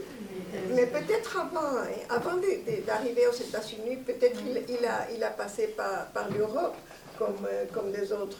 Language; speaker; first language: French; non-native, fluent; Spanish